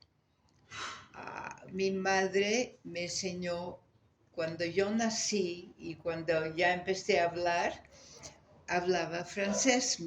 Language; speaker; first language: Spanish; native; Spanish